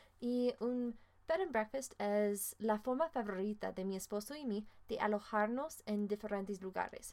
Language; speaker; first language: Spanish; non-native, fluent; English